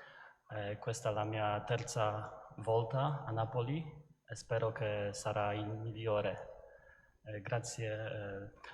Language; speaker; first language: Italian; non-native, learner; Polish